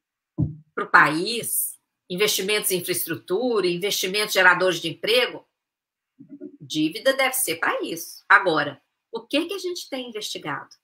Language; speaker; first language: Portuguese; native; Portuguese